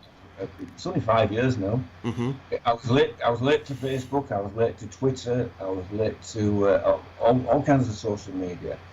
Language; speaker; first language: English; native; English